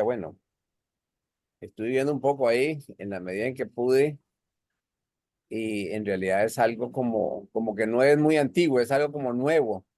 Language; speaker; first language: Spanish; native; Spanish